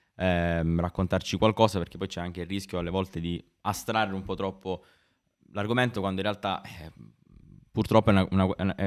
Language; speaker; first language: Italian; native; Italian